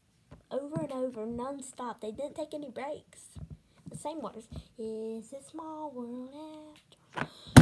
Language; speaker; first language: English; native; English